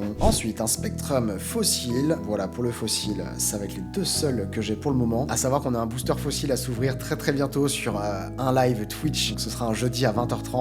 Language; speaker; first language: French; native; French